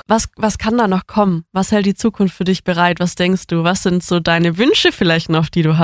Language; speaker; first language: German; native; German